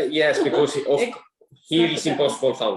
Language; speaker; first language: English; non-native, learner; Italian